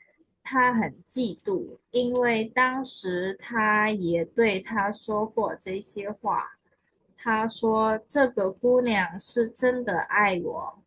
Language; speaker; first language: Chinese; non-native, fluent; Khmer